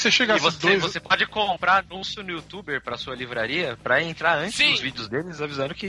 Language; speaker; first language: Portuguese; native; Portuguese